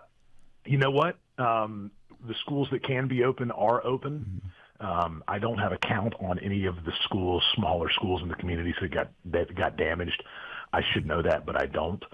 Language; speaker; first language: English; native; English